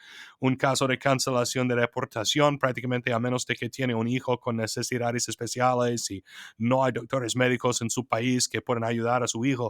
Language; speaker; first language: Spanish; non-native, fluent; English